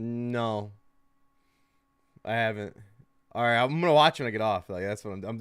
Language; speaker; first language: English; native; English